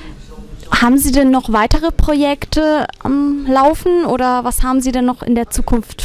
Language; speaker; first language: German; native; German